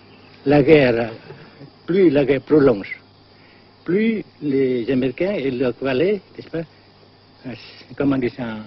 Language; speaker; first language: French; non-native, fluent; Vietnamese